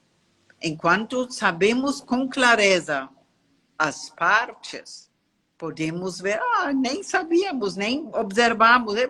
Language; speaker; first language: Portuguese; non-native, learner; German